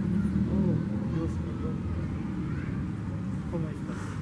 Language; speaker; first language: Spanish; non-native, learner; Haitian Creole